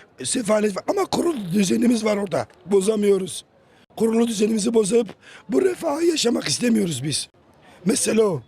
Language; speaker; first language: Turkish; native; Turkish